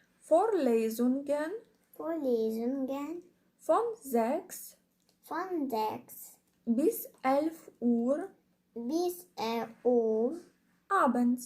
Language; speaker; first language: German; non-native, fluent; Ukrainian